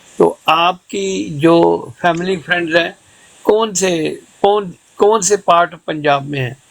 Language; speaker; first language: Urdu; non-native, local second language; Punjabi